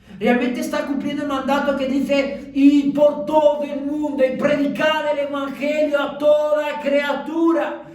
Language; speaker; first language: Spanish; early bilingual, other home language; Romanian